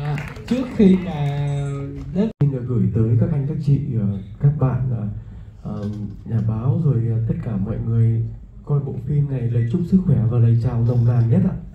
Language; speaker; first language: Vietnamese; native; Vietnamese